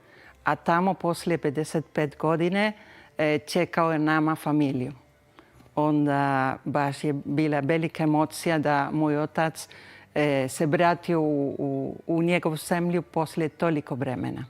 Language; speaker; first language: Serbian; early bilingual, heritage; Spanish